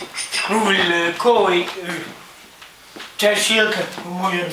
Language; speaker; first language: Danish; native; Danish